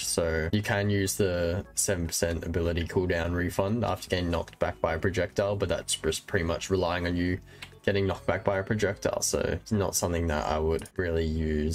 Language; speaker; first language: English; native; English